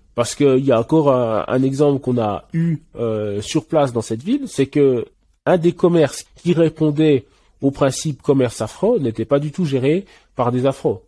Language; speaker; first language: French; early bilingual, other home language; Haitian Creole